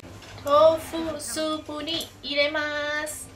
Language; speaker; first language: Japanese; non-native, learner; Thai